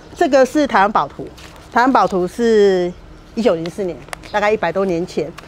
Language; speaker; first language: Chinese; native; Chinese